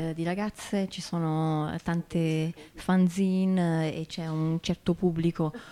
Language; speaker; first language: Italian; native; Italian